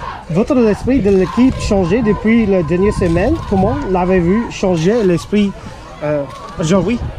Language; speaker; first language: French; non-native, learner; English